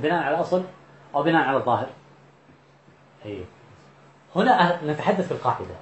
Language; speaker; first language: Arabic; native; Arabic